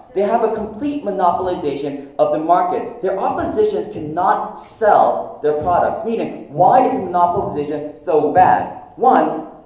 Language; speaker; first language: English; non-native, fluent; Korean